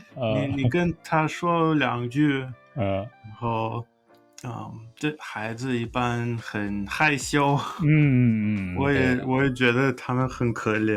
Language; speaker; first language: Chinese; non-native, fluent; English